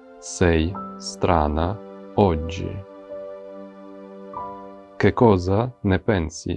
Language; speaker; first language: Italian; non-native, fluent; Ukrainian